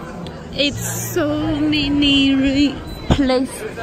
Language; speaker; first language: English; non-native, fluent; Khmer